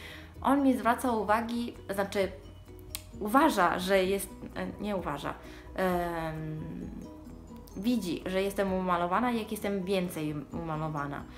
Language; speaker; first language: Polish; early bilingual, heritage; Polish